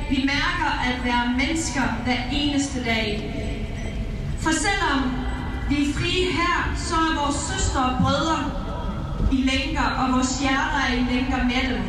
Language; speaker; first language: Danish; early bilingual, other home language; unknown